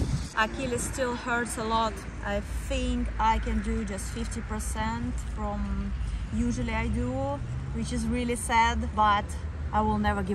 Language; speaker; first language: English; non-native, fluent; Russian